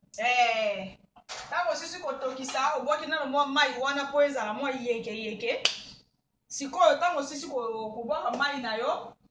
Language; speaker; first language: Lingala; native; Lingala